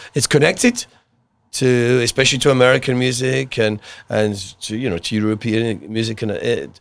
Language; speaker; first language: English; native; English